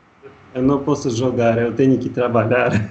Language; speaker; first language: Portuguese; non-native, learner; Russian